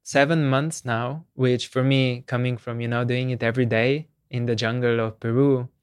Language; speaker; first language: English; non-native, fluent; Slovenian